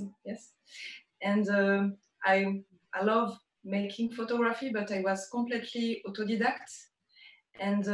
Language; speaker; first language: English; non-native, learner; French